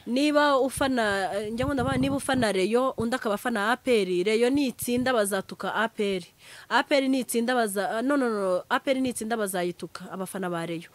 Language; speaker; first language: Kinyarwanda; early bilingual, heritage; Kinyarwanda